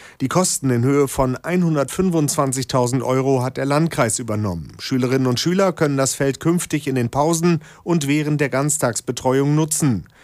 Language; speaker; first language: German; native; German